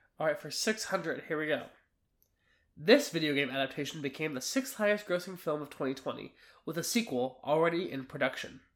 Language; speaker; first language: English; native; English